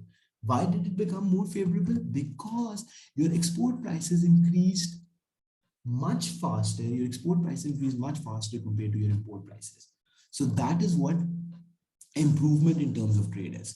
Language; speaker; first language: English; non-native, local second language; Urdu